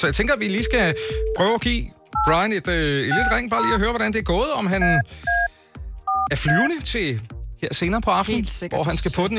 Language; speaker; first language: Danish; native; Danish